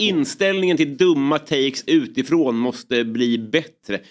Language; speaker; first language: Swedish; native; Swedish